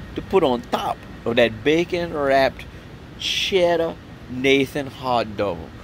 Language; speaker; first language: English; native; English